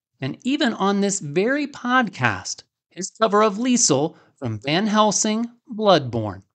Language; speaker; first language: English; native; English